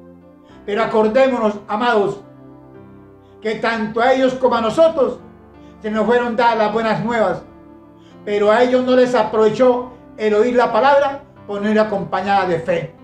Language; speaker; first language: Spanish; native; Spanish